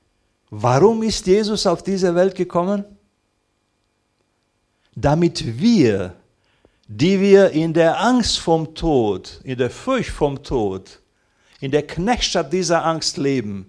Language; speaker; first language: German; non-native, fluent; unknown